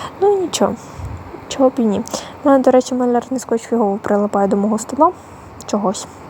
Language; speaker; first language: Ukrainian; non-native, local second language; Russian